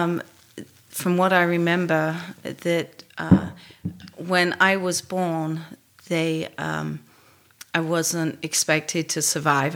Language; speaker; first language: English; native; English